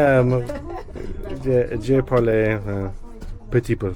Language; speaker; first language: French; non-native, learner; English